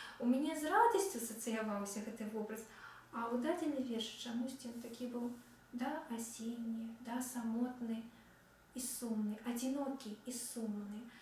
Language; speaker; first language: Belarusian; non-native, local second language; Russian